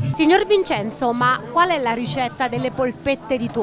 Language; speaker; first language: Italian; native; Italian